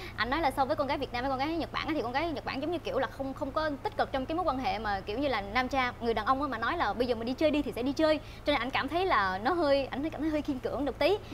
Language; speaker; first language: Vietnamese; native; Vietnamese